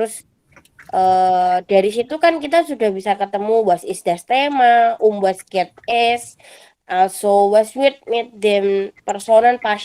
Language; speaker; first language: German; non-native, fluent; Indonesian